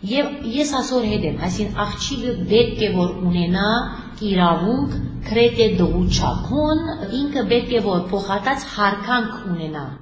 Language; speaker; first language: Armenian; early bilingual, heritage; Armenian